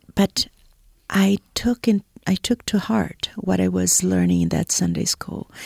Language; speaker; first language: English; non-native, fluent; Portuguese